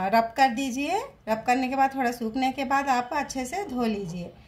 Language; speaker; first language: Hindi; non-native, local second language; Telugu